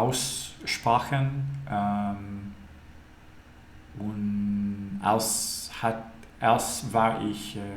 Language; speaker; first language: German; non-native, learner; English